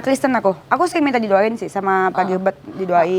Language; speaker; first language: Indonesian; native; Indonesian